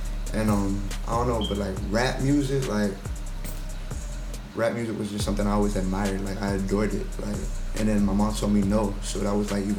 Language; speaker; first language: English; native; English